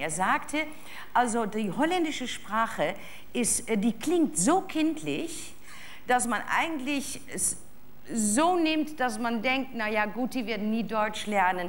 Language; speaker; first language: German; native; German